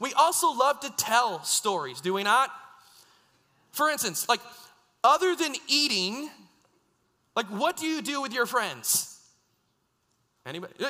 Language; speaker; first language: English; native; English